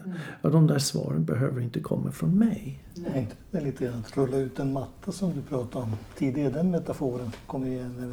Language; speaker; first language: Swedish; non-native, fluent; English